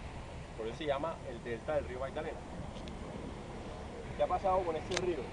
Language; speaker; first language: Spanish; native; Spanish